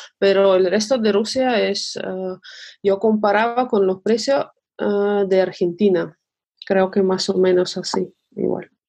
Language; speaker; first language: Spanish; non-native, fluent; Russian